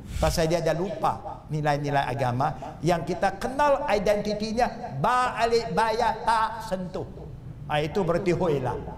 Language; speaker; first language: Malay; non-native, local second language; Chinese